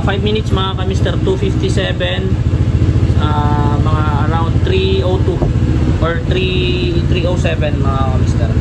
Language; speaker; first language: Filipino; non-native, local second language; Cebuano